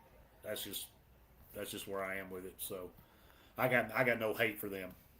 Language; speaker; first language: English; native; English